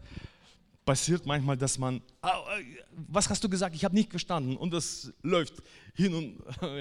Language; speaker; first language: German; non-native, fluent; Russian